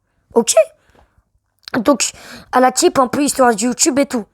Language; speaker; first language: French; native; French